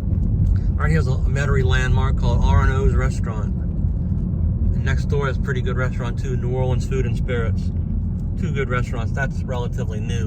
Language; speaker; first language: English; native; English